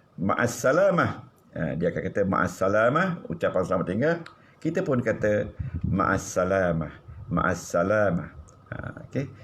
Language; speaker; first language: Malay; native; Malay